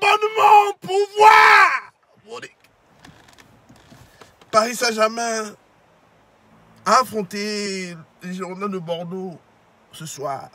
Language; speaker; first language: French; native; French